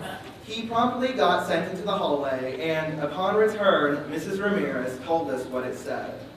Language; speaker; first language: English; native; English